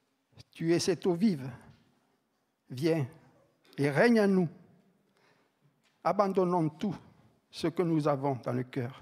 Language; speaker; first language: French; native; French